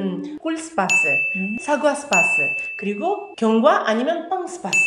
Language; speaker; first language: Korean; non-native, fluent; Russian